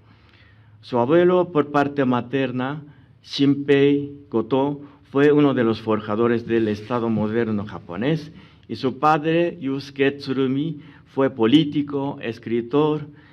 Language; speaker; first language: Spanish; non-native, fluent; Japanese